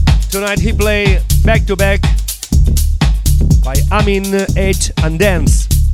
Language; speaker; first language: English; non-native, learner; Spanish